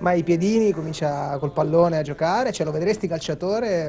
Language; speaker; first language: Italian; native; Italian